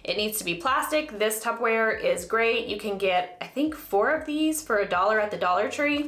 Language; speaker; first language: English; native; English